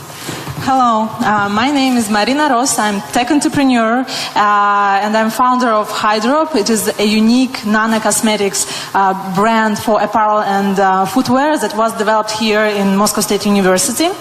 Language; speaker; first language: English; non-native, fluent; Russian